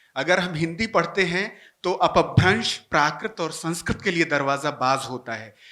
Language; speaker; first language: Hindi; native; Hindi